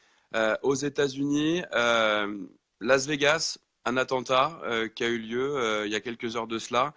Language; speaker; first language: French; native; French